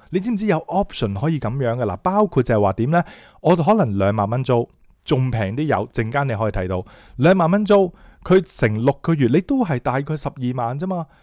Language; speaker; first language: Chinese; non-native, local second language; Cantonese